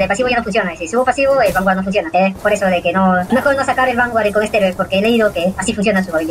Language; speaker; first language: Spanish; native; Spanish